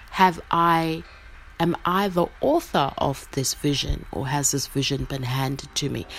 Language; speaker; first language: English; non-native, local second language; Shona